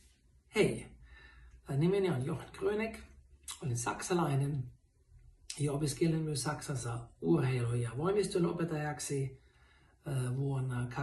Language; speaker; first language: Finnish; non-native, fluent; German